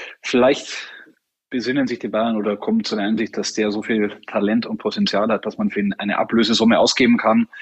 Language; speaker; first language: German; native; German